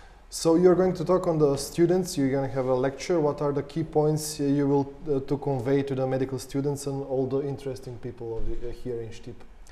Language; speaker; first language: English; non-native, fluent; Macedonian